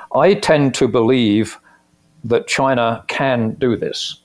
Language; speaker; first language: English; native; English